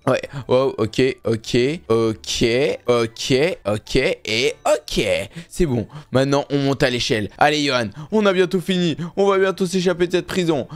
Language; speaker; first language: French; native; French